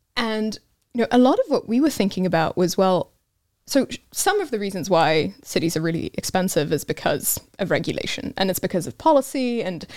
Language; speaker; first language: English; non-native, fluent; Hebrew